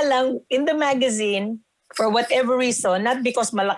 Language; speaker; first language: English; non-native, local second language; Filipino